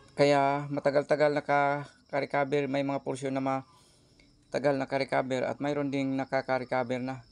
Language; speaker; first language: Filipino; non-native, local second language; Cebuano